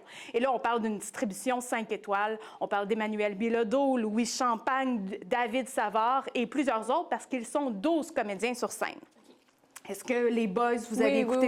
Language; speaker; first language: French; native; French